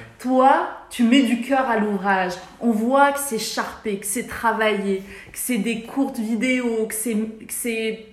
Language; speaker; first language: French; native; French